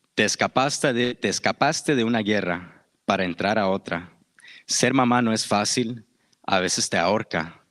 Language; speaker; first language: Spanish; early bilingual, heritage; Spanish